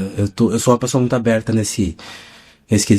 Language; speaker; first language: Portuguese; native; Portuguese